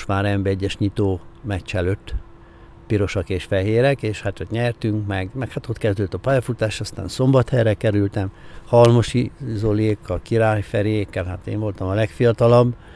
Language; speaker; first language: Hungarian; native; Hungarian